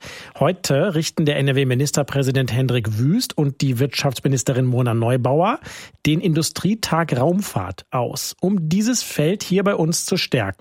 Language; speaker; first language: German; native; German